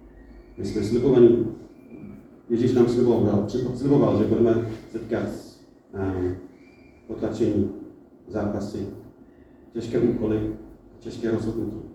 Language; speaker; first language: Czech; non-native, fluent; English